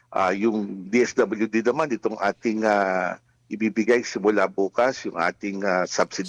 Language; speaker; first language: Filipino; native; Filipino